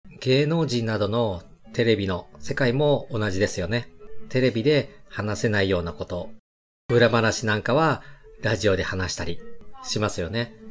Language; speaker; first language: Japanese; native; Japanese